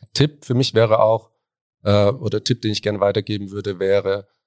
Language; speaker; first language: German; native; German